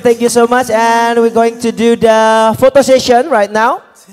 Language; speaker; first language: English; non-native, fluent; Indonesian